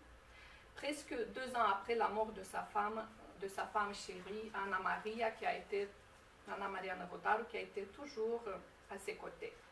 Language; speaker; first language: French; non-native, fluent; Romanian